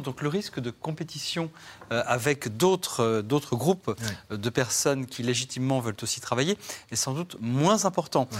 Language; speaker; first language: French; native; French